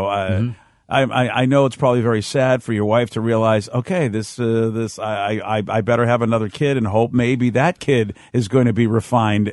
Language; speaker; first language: English; native; English